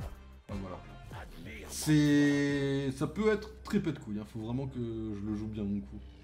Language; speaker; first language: French; native; French